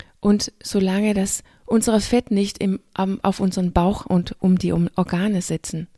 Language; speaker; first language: German; non-native, fluent; Danish